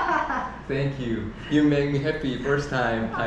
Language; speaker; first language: English; non-native, learner; Korean